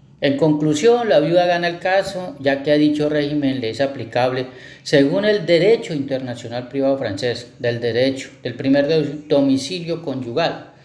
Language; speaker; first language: Spanish; native; Spanish